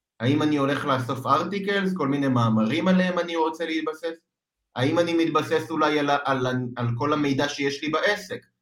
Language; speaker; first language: Hebrew; native; Hebrew